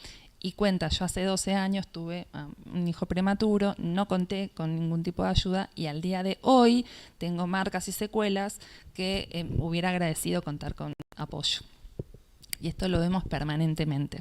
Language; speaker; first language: Spanish; native; Spanish